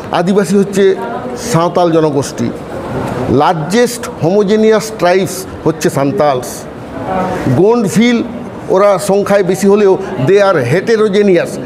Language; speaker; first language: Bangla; non-native, local second language; Santali